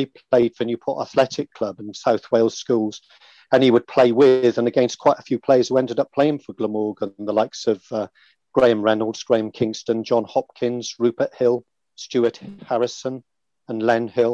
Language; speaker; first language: English; native; English